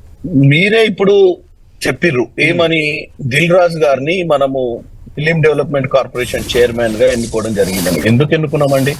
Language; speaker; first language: Telugu; native; Telugu